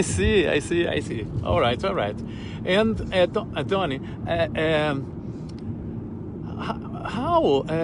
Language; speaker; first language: English; non-native, learner; Portuguese